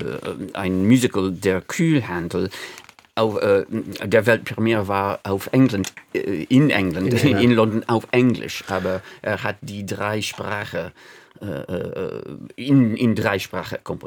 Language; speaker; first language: German; non-native, fluent; English